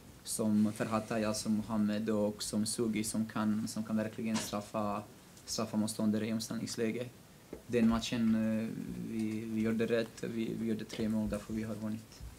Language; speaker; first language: Swedish; non-native, local second language; Kurdish